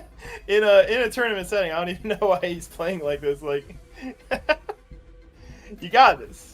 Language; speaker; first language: English; native; English